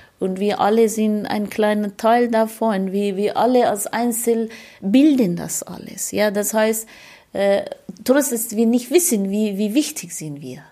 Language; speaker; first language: German; non-native, fluent; Persian